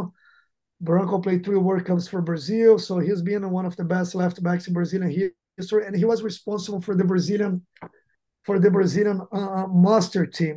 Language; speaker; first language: English; non-native, fluent; Portuguese